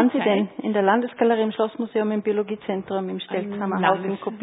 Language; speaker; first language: German; native; German